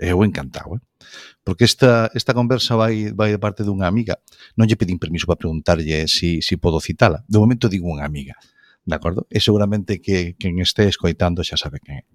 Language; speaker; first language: Galician; non-native, local second language; Spanish